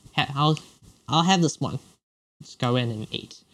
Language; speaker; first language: English; non-native, local second language; Cantonese